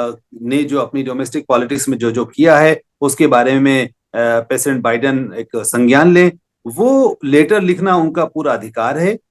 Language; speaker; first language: Hindi; native; Hindi